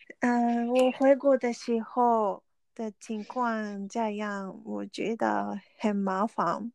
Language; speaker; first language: Chinese; non-native, learner; Vietnamese